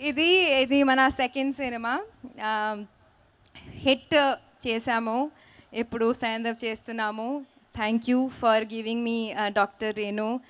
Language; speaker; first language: Telugu; non-native, fluent; Hindi